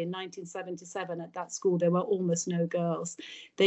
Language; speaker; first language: English; early bilingual, other home language; Italian